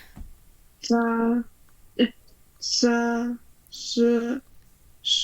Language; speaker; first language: Chinese; non-native, learner; Indonesian